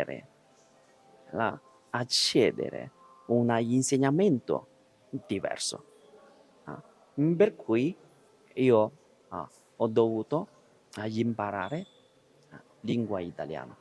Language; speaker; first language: Italian; non-native, learner; Chinese